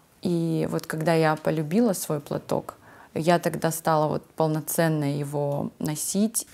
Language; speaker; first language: Russian; non-native, local second language; Ossetic